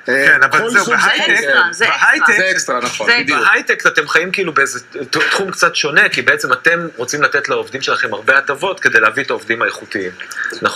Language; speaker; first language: Hebrew; native; Hebrew